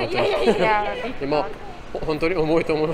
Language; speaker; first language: Japanese; non-native, learner; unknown